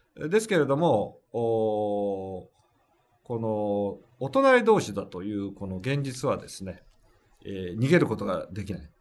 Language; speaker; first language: Japanese; native; Japanese